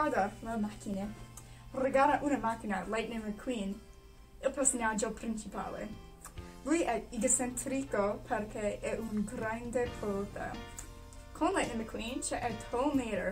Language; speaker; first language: Italian; non-native, learner; English